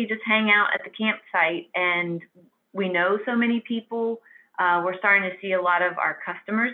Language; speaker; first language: English; native; English